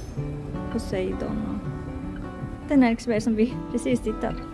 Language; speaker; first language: Swedish; non-native, learner; Japanese